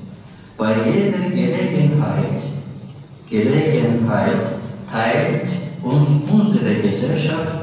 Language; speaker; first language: German; non-native, learner; Turkish